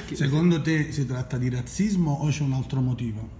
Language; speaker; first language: Italian; native; Italian